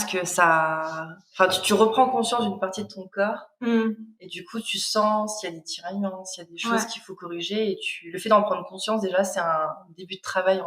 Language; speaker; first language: French; native; French